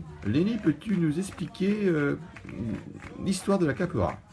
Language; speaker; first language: French; native; French